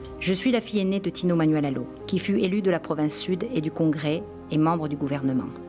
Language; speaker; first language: French; native; French